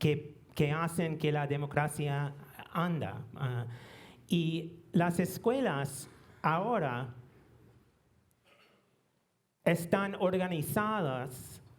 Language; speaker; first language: Spanish; non-native, learner; English